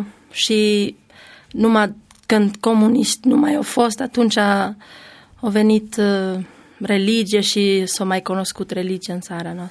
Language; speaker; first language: Romanian; non-native, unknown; Albanian